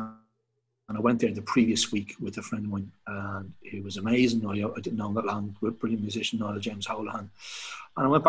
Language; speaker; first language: English; native; English